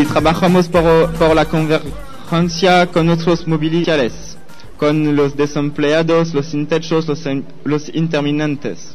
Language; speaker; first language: Spanish; non-native, learner; French